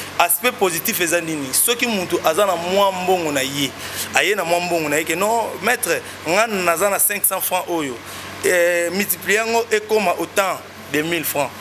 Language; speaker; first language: Lingala; non-native, local second language; Kongo